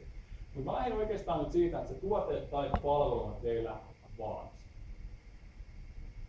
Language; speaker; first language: Finnish; native; Finnish